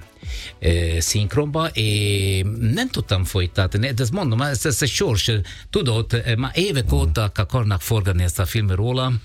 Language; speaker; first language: Hungarian; non-native, learner; Italian